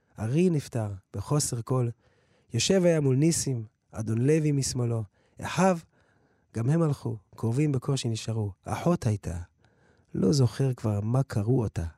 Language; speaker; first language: Hebrew; early bilingual, other home language; English